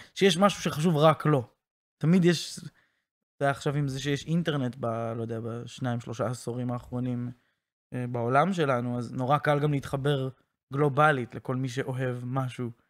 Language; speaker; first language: Hebrew; native; Hebrew